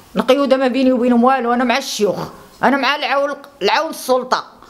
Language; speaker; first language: Arabic; native; Arabic